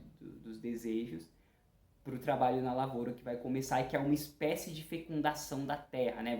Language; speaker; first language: Portuguese; native; Portuguese